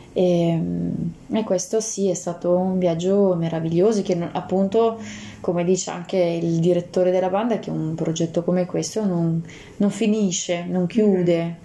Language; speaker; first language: Italian; non-native, fluent; Russian